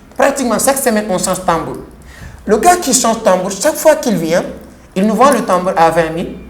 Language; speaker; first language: French; non-native, local second language; Wolof